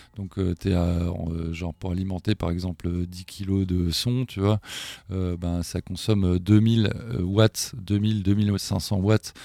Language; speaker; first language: French; non-native, fluent; German